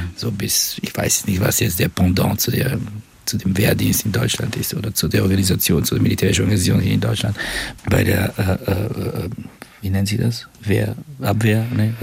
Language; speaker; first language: German; non-native, fluent; Bulgarian